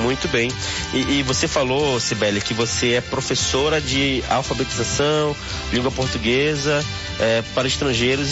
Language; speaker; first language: Portuguese; native; Portuguese